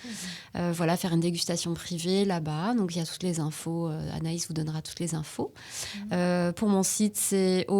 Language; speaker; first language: French; native; French